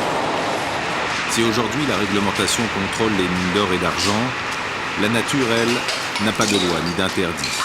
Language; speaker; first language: French; native; French